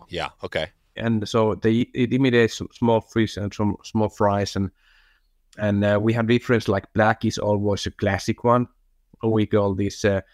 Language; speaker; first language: English; non-native, fluent; Finnish